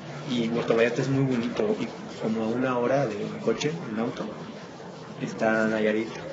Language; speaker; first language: Spanish; native; Spanish